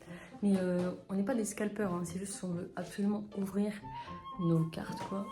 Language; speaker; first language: French; native; French